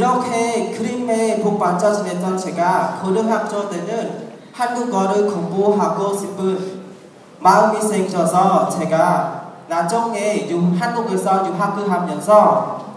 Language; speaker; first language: Korean; non-native, learner; Khmer